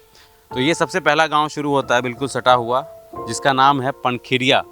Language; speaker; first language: Hindi; native; Hindi